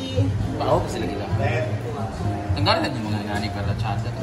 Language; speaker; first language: Filipino; non-native, local second language; Cebuano